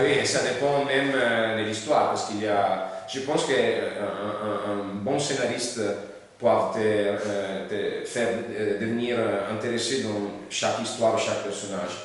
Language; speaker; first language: French; non-native, learner; Italian